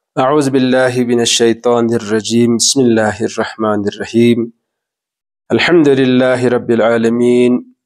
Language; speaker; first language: Urdu; non-native, local second language; Balti